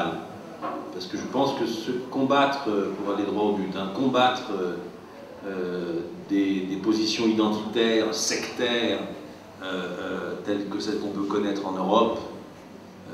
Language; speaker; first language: French; native; French